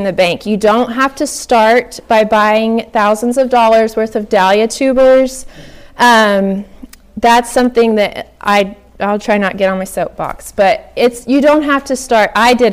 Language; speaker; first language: English; native; English